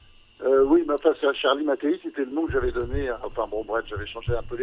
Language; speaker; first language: French; native; French